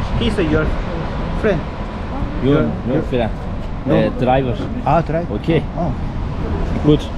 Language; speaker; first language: English; non-native, learner; Korean